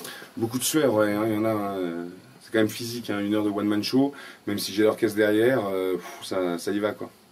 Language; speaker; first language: French; native; French